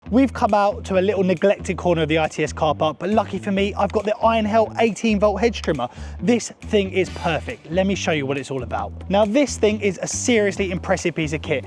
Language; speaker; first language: English; native; English